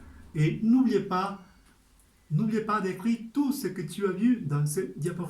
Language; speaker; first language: French; non-native, fluent; Spanish